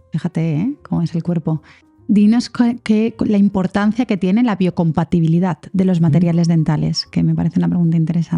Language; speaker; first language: Spanish; native; Spanish